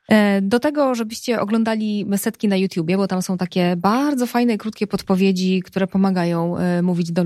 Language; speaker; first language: Polish; native; Polish